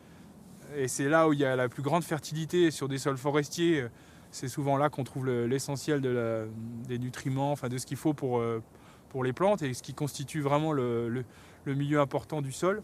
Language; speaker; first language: French; native; French